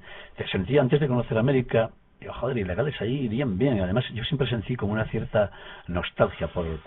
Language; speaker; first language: Spanish; native; Spanish